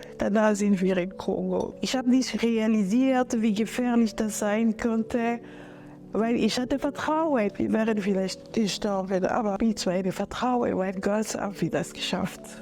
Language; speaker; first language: German; non-native, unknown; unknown